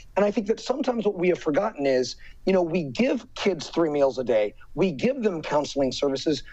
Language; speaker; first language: English; native; English